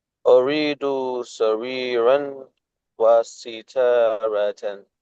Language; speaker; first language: Arabic; non-native, learner; English